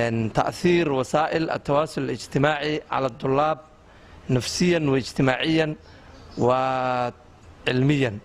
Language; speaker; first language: Arabic; non-native, learner; Somali